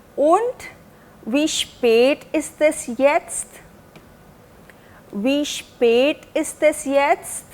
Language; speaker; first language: German; non-native, fluent; Hindi